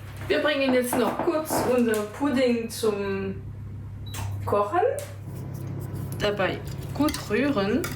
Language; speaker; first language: German; non-native, fluent; French